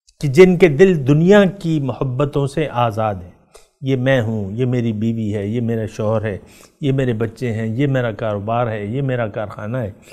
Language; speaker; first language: Urdu; native; Urdu